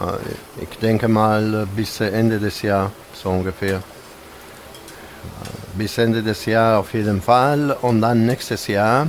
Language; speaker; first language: German; non-native, fluent; Italian